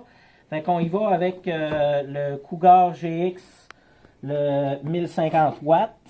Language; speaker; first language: French; native; French